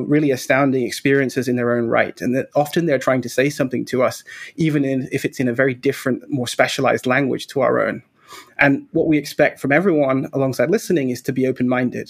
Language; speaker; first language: English; native; English